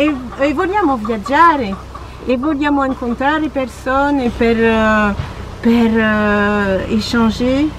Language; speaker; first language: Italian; non-native, learner; French